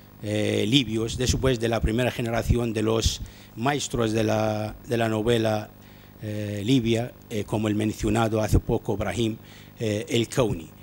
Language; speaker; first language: Spanish; non-native, fluent; Arabic